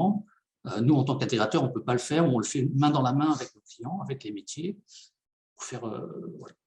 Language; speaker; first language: French; native; French